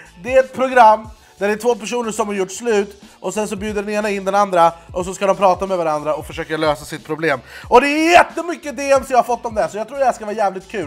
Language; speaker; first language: Swedish; native; Swedish